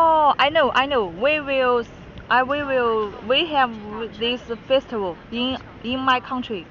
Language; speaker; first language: English; non-native, learner; Chinese